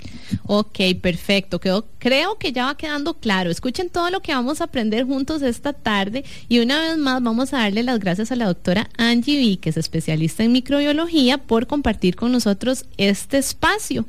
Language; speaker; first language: Spanish; native; Spanish